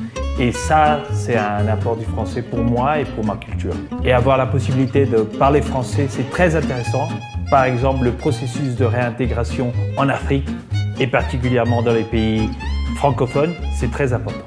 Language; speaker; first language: French; non-native, fluent; Spanish